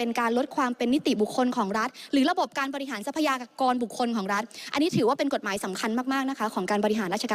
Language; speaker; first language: Thai; native; Thai